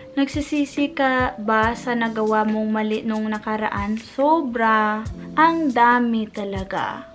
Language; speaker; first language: Filipino; non-native, fluent; English